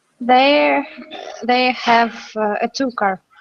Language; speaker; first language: English; non-native, learner; Russian